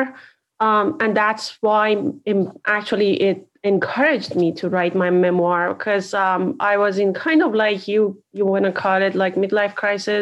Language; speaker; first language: English; non-native, fluent; Persian